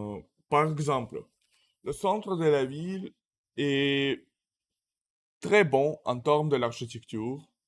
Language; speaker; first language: French; non-native, learner; Russian